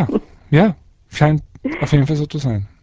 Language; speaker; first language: German; early bilingual, other home language; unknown